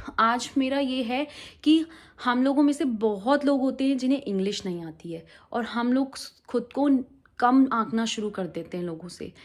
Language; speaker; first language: Hindi; native; Hindi